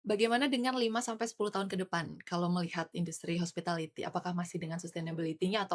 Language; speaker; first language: Indonesian; native; Indonesian